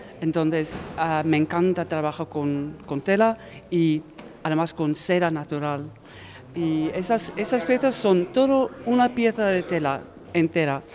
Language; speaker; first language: Spanish; non-native, learner; English